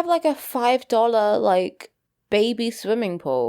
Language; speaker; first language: English; native; English